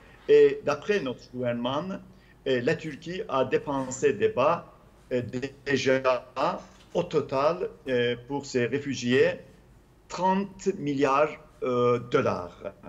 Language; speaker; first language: French; non-native, fluent; Turkish